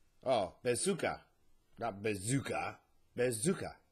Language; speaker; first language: German; non-native, learner; English